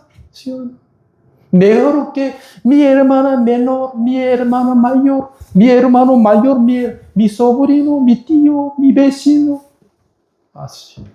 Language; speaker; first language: Spanish; non-native, fluent; Korean